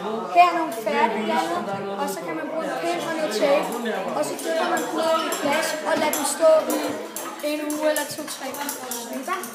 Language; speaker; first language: Danish; native; Danish